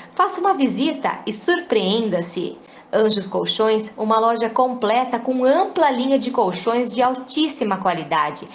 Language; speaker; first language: Portuguese; native; Portuguese